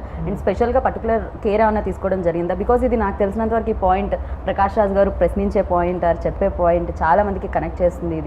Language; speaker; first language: Telugu; native; Telugu